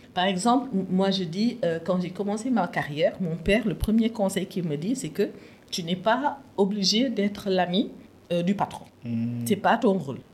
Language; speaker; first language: French; non-native, local second language; Wolof